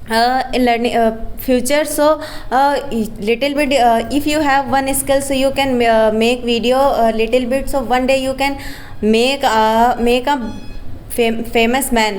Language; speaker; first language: English; non-native, learner; Hindi